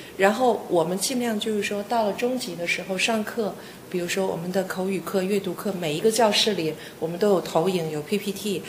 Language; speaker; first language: Chinese; native; Chinese